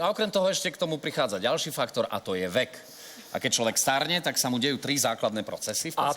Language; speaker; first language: Slovak; native; Slovak